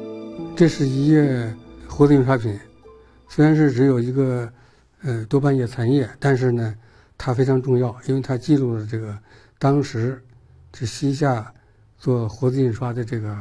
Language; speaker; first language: Chinese; native; Chinese